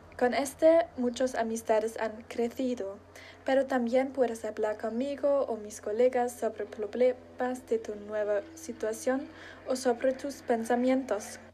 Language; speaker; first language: Spanish; non-native, learner; German